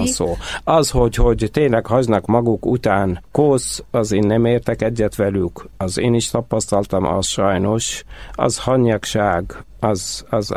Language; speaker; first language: Hungarian; non-native, fluent; Arabic